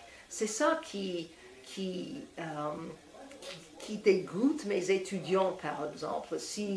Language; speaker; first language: French; non-native, fluent; English